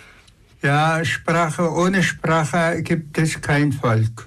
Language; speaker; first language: German; non-native, fluent; Tuvinian